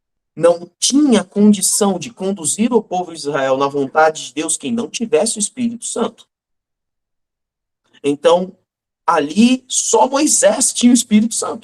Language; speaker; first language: Portuguese; native; Portuguese